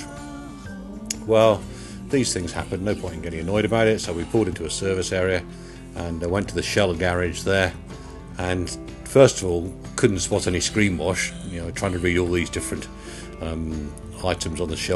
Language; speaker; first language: English; native; English